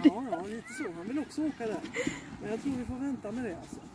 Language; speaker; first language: Swedish; native; Swedish